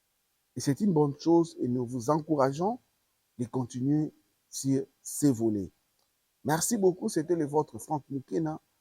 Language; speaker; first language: French; non-native, local second language; Lingala